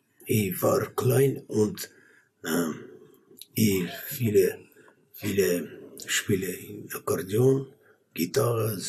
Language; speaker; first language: German; non-native, learner; Armenian